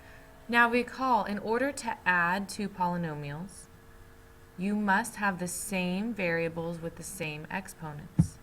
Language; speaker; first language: English; native; English